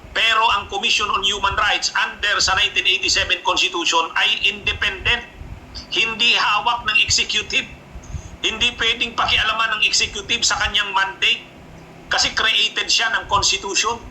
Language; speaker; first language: Filipino; non-native, local second language; Bikol